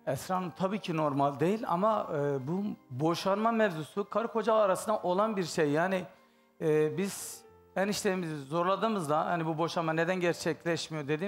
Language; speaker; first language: Turkish; native; Turkish